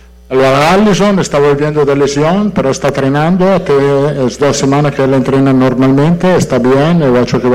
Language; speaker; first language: Portuguese; non-native, fluent; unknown